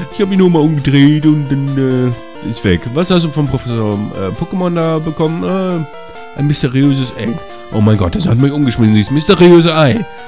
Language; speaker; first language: German; native; German